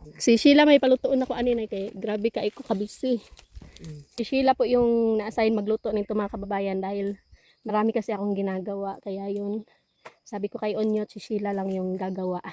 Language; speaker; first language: Filipino; non-native, local second language; Cebuano